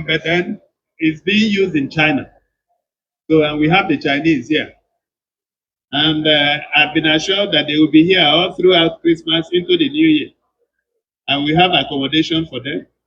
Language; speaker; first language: English; non-native, local second language; Igbo